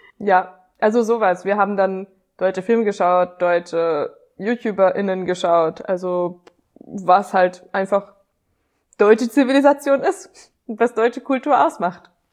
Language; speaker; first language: German; non-native, fluent; Hungarian